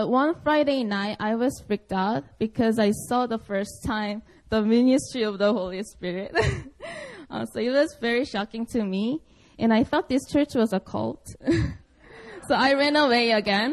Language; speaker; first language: English; non-native, fluent; Korean